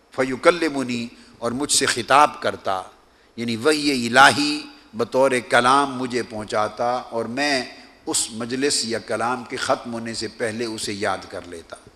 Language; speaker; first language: Urdu; native; Urdu